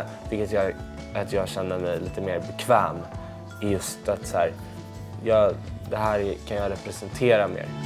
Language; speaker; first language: Swedish; native; Swedish